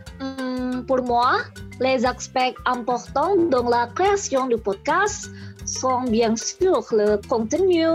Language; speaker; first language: French; non-native, learner; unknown